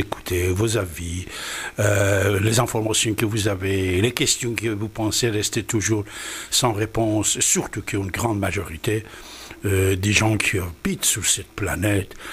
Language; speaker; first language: French; non-native, fluent; Persian